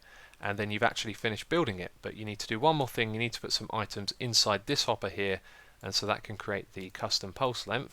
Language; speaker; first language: English; native; English